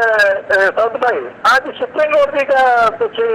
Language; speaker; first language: Hindi; non-native, local second language; Malayalam